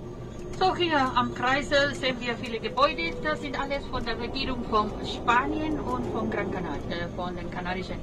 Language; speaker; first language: German; non-native, fluent; Spanish